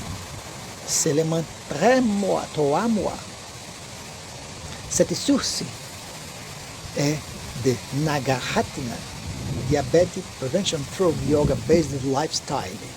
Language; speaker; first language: French; non-native, learner; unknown